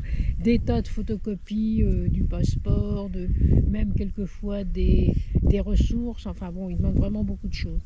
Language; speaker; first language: French; native; French